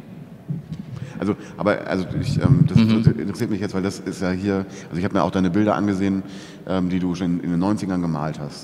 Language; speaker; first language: German; native; German